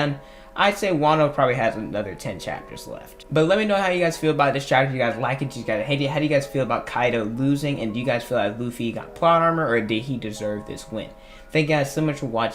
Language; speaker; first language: English; native; English